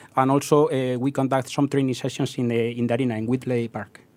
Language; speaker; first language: English; non-native, fluent; Spanish